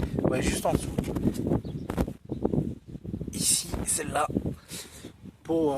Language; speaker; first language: French; native; French